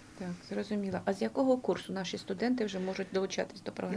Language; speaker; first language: Ukrainian; native; Ukrainian